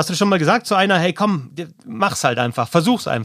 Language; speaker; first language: German; native; German